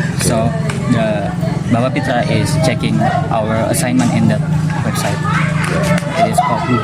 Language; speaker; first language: English; non-native, learner; Indonesian